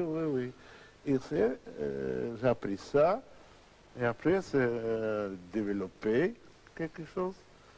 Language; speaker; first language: French; non-native, learner; Russian